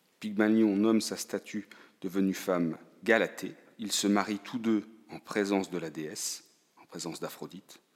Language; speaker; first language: French; native; French